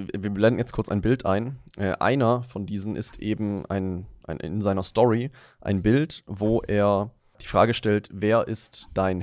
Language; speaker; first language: German; native; German